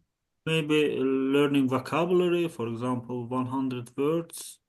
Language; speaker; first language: English; non-native, learner; Azerbaijani